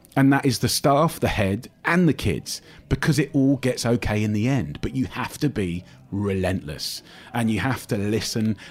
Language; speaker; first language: English; native; English